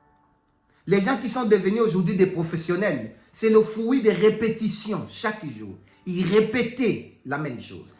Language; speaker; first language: French; non-native, local second language; Lingala